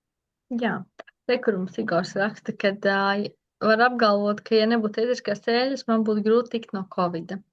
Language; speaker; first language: Latvian; native; Latvian